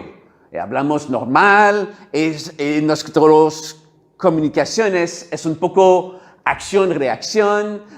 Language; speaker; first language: Spanish; non-native, learner; French